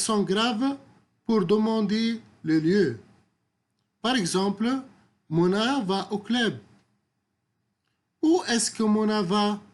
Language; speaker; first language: French; non-native, fluent; Arabic